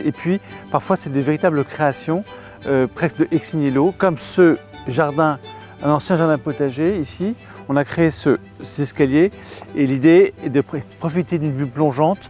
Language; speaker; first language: French; native; French